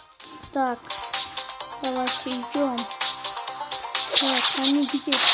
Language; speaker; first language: Russian; non-native, learner; Azerbaijani